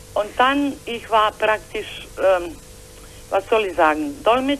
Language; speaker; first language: German; non-native, learner; Croatian